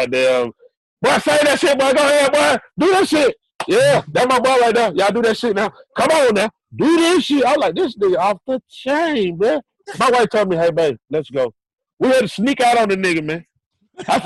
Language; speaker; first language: English; native; English